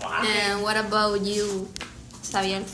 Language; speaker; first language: English; non-native, learner; Spanish